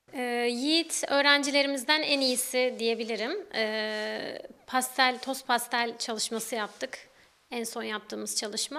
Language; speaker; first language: Turkish; native; Turkish